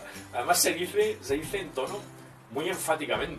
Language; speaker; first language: Spanish; native; Spanish